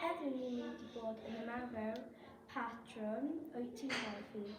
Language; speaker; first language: Welsh; non-native, local second language; English